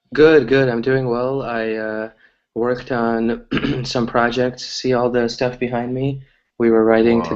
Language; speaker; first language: English; early bilingual, other home language; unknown